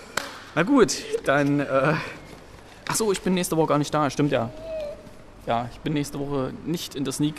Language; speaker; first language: German; native; German